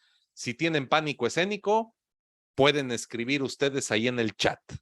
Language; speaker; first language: Spanish; native; Spanish